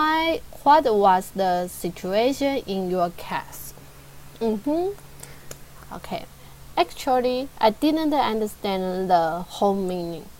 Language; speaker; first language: English; non-native, learner; Chinese